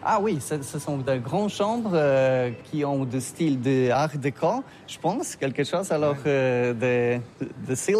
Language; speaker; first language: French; non-native, learner; Polish